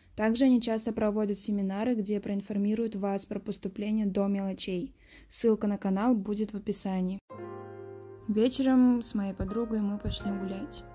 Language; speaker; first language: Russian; non-native, local second language; Uzbek